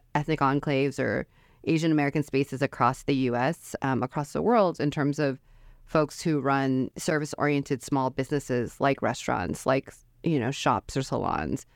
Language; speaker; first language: English; native; English